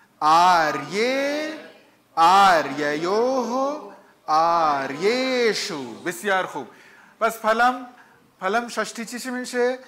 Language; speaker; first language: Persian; non-native, fluent; Hindi